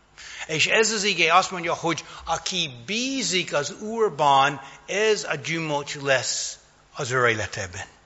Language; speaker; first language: Hungarian; non-native, fluent; English